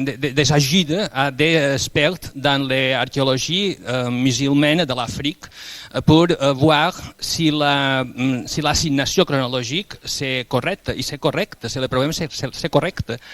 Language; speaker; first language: French; non-native, fluent; Spanish